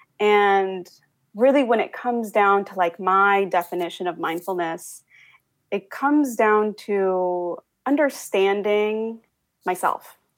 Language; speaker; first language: English; early bilingual, other home language; Spanish